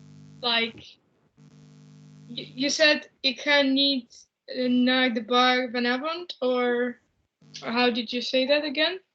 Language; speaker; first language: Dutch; non-native, learner; English